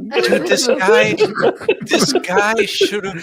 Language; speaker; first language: English; native; English